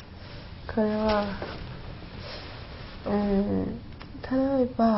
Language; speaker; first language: Japanese; non-native, learner; Chinese